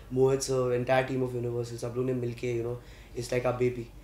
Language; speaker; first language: English; non-native, local second language; Hindi